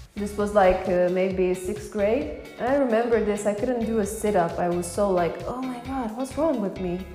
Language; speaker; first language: English; non-native, fluent; Romanian